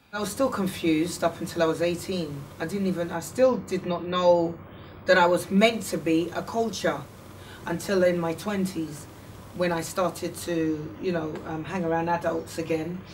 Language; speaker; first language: English; native; English